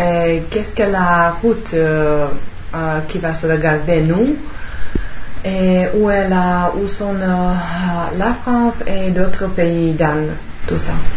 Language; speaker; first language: French; non-native, learner; Serbian